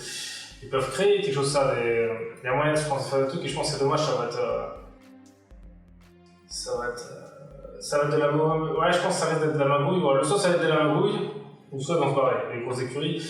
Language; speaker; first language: French; native; French